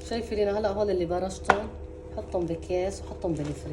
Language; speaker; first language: Arabic; native; Arabic